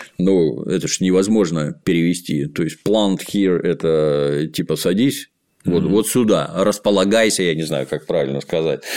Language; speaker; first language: Russian; native; Russian